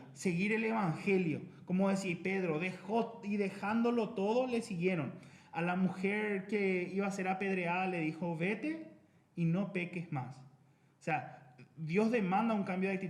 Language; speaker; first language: Spanish; native; Spanish